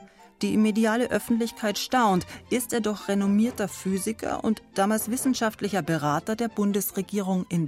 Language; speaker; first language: German; native; German